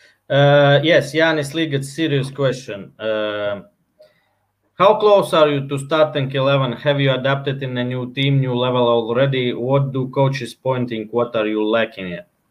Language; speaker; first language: English; non-native, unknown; Latvian